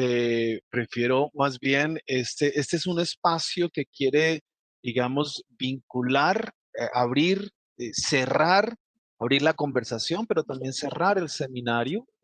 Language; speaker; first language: Spanish; native; Spanish